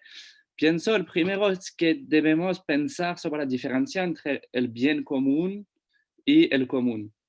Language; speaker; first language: Spanish; non-native, fluent; French